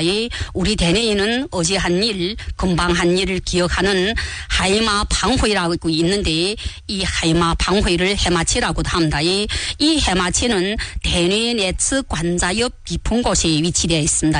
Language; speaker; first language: Korean; native; Korean